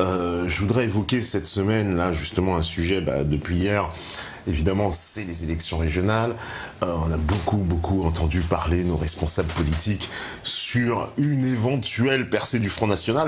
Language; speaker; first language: French; native; French